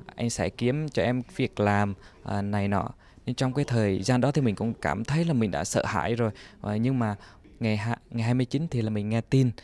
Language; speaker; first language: Vietnamese; non-native, local second language; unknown